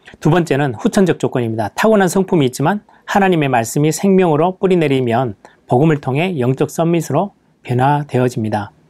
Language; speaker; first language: Korean; native; Korean